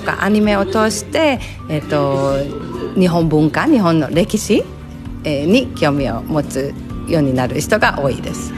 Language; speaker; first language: Japanese; non-native, fluent; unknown